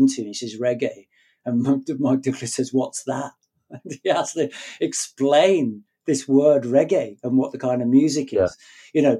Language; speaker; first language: English; native; English